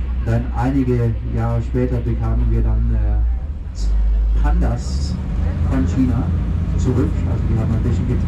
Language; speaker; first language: German; non-native, fluent; Danish